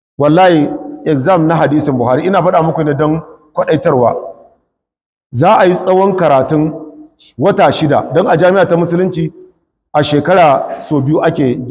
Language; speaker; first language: Hausa; non-native, local second language; Kanuri